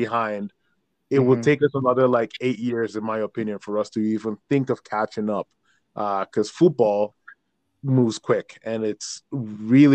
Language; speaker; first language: English; non-native, local second language; Yoruba